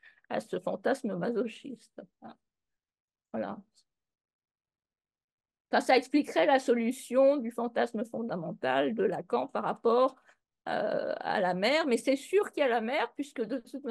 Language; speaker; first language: French; native; French